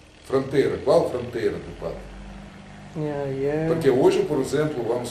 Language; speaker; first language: Portuguese; non-native, learner; Russian